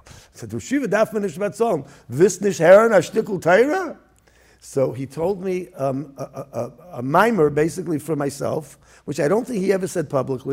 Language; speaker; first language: English; early bilingual, other home language; Yiddish